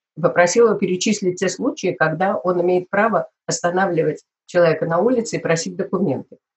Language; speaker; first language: Russian; native; Russian